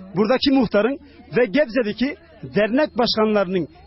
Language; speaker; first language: Turkish; native; Turkish